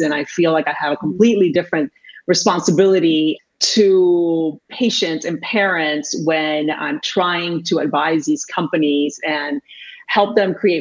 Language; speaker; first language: English; non-native, fluent; Spanish